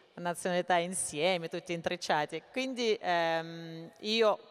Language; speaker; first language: Italian; non-native, fluent; Russian